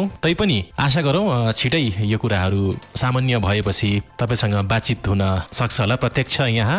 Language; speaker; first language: Nepali; native; Nepali